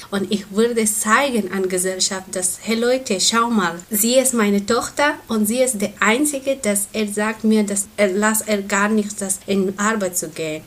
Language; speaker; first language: German; non-native, learner; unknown